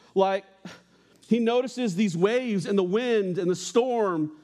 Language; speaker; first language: English; native; English